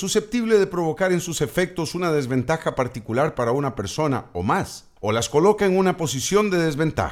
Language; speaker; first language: Spanish; native; Spanish